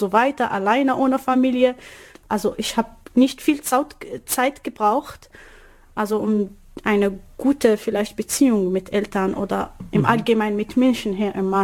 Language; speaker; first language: German; non-native, learner; Arabic